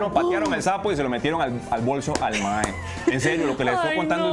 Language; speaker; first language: Spanish; native; Spanish